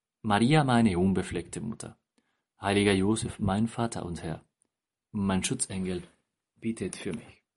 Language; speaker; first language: German; non-native, fluent; Spanish